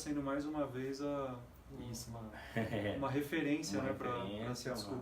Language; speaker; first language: Portuguese; native; Portuguese